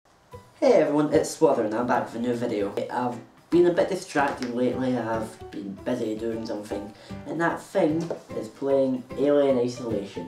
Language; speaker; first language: English; native; English